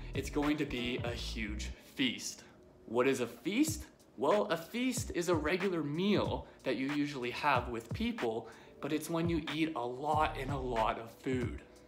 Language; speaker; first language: English; native; English